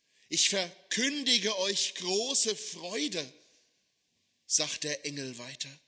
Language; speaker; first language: German; native; German